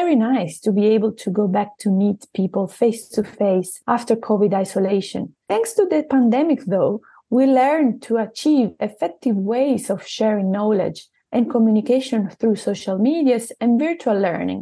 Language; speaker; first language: English; non-native, fluent; Italian